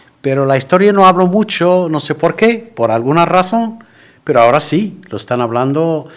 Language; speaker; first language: Spanish; non-native, fluent; Arabic